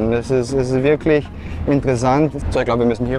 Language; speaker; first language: German; native; German